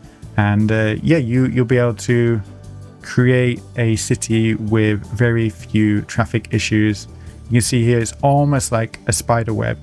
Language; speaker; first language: English; native; English